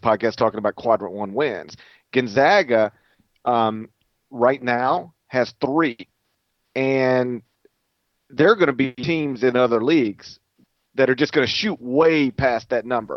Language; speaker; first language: English; native; English